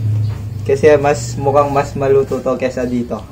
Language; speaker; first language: Filipino; non-native, local second language; Pampanga